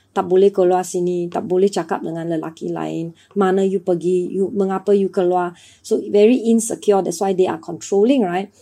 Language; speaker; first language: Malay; non-native, local second language; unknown